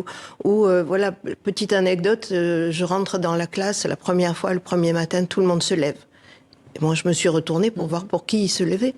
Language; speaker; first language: French; native; French